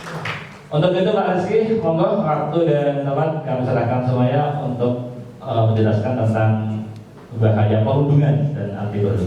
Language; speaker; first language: Indonesian; native; Indonesian